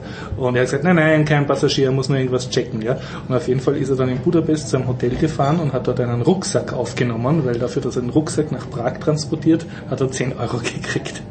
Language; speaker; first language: German; native; German